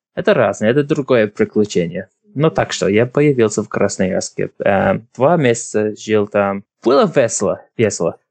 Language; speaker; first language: Russian; non-native, fluent; English